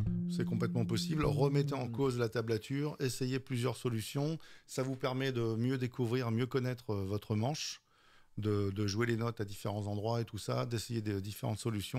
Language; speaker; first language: French; native; French